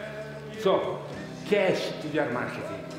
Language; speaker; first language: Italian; non-native, fluent; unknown